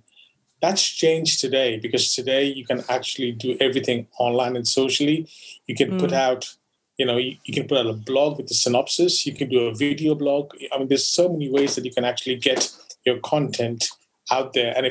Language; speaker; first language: English; non-native, local second language; Konkani